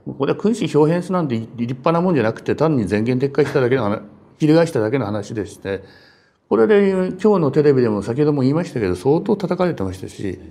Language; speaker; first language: Japanese; native; Japanese